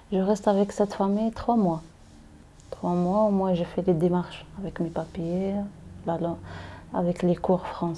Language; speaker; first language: French; non-native, learner; Arabic